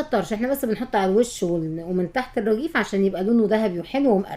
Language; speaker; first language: Arabic; native; Arabic